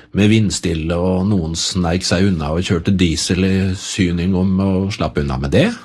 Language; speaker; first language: Norwegian; native; Norwegian